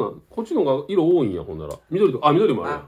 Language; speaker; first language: Japanese; native; Japanese